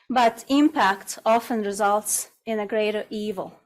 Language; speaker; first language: English; non-native, fluent; Russian